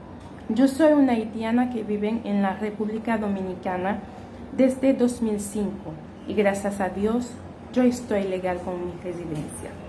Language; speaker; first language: Spanish; non-native, fluent; Haitian Creole